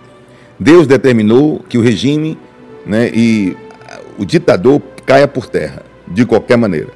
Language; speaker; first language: Portuguese; native; Portuguese